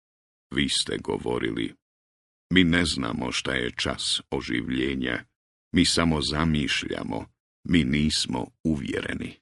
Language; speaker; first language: Croatian; native; Croatian